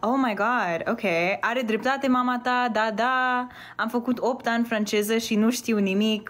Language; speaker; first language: Romanian; early bilingual, heritage; Romanian